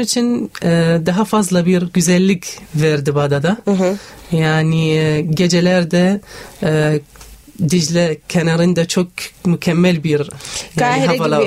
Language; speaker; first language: Turkish; non-native, learner; Arabic